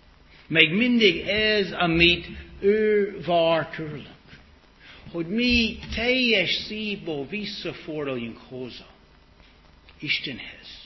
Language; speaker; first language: Hungarian; non-native, fluent; English